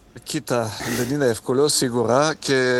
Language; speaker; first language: Greek; non-native, fluent; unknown